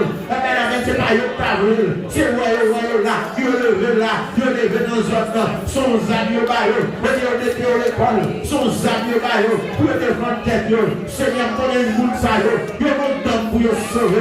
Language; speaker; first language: French; non-native, local second language; Haitian Creole